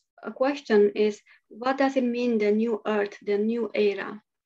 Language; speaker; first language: English; non-native, fluent; Romanian